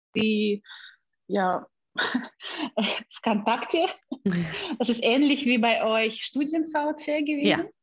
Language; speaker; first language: German; non-native, fluent; Russian